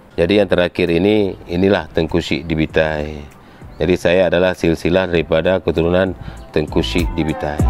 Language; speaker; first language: Malay; non-native, local second language; Achinese